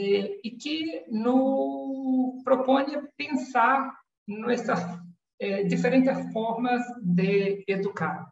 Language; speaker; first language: Spanish; non-native, learner; Portuguese